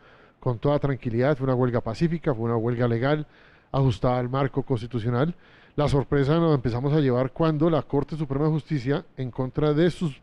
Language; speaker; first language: Spanish; native; Spanish